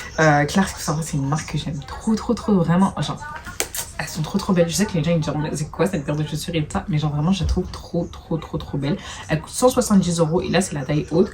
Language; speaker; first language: French; native; French